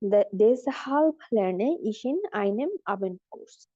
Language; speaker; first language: German; non-native, fluent; Bangla